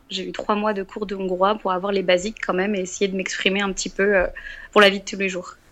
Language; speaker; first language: French; native; French